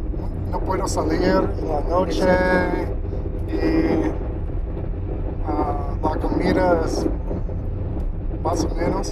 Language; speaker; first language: Spanish; non-native, learner; English